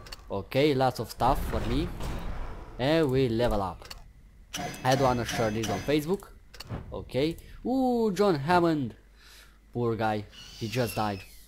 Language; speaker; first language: English; non-native, learner; Romanian